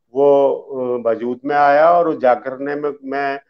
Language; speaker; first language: Hindi; early bilingual, other home language; Dogri